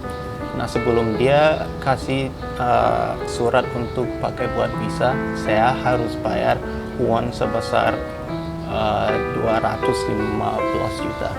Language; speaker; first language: Indonesian; non-native, fluent; Hausa